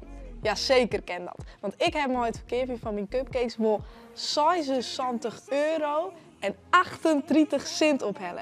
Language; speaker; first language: Dutch; non-native, local second language; Western Frisian